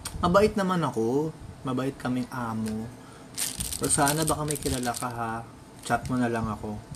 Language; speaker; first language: Filipino; native; Filipino